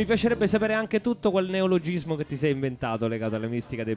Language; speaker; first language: Italian; native; Italian